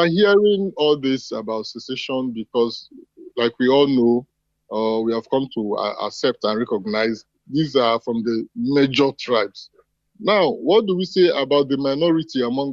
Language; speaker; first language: English; non-native, local second language; Igbo